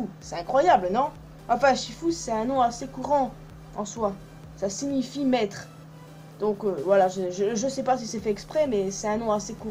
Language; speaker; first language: French; native; French